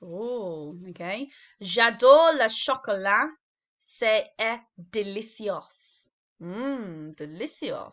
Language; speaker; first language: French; non-native, learner; English